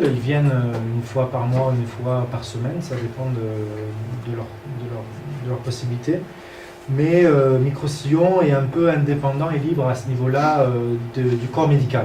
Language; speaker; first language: French; native; French